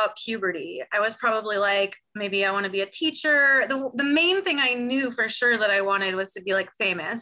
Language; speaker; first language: English; native; English